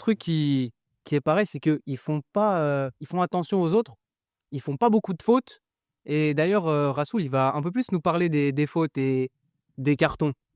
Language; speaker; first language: French; native; French